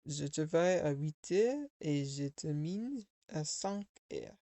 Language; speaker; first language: French; non-native, learner; English